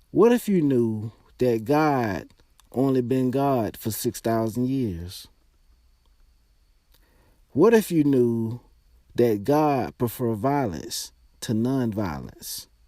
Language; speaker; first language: English; native; English